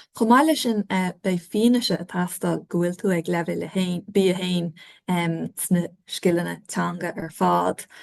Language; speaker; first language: Irish; native; Irish